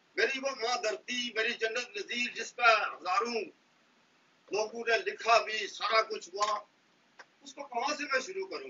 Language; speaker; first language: Urdu; non-native, local second language; Pahari-Potwari